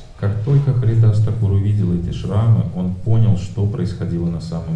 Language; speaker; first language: Russian; native; Russian